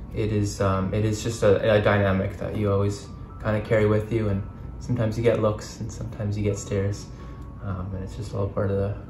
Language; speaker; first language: English; native; English